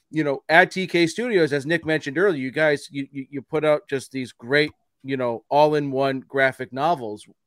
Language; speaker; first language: English; native; English